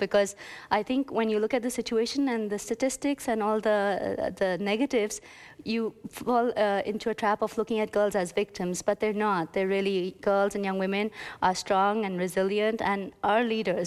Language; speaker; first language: English; non-native, local second language; Urdu